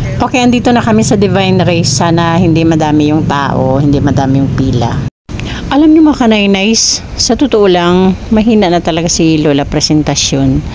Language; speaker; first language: Filipino; non-native, local second language; Waray